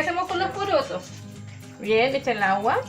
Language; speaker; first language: Spanish; native; Spanish